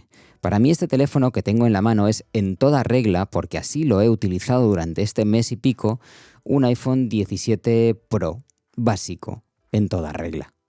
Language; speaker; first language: Spanish; native; Spanish